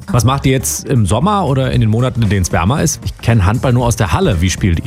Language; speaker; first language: German; native; German